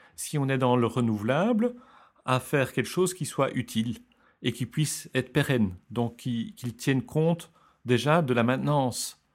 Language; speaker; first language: French; native; French